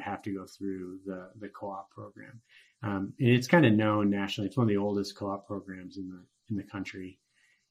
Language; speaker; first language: English; native; English